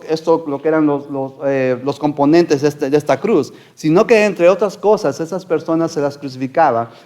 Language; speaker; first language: Spanish; native; Spanish